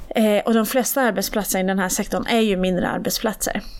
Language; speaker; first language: Swedish; early bilingual, other home language; Persian